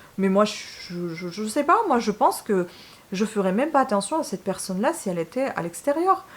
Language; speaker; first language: French; non-native, fluent; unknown